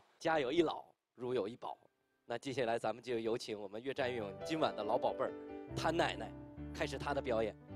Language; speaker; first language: Chinese; native; Chinese